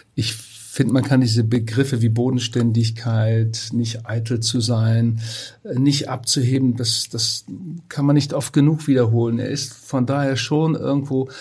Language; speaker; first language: German; native; German